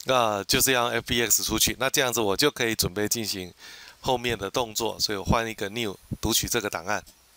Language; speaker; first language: Chinese; native; Chinese